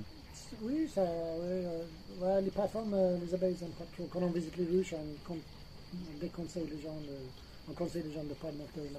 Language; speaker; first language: French; non-native, fluent; English